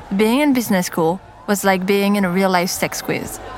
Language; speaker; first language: English; non-native, fluent; French